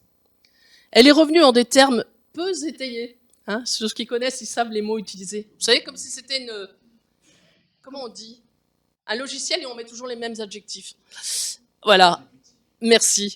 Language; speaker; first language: French; native; French